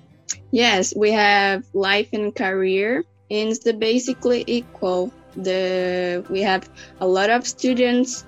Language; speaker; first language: English; non-native, learner; Portuguese